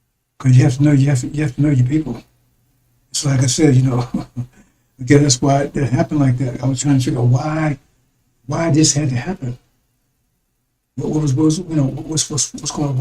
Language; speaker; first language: English; native; English